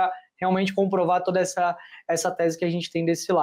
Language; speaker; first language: Portuguese; native; Portuguese